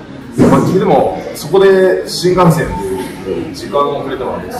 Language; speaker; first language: Japanese; native; Japanese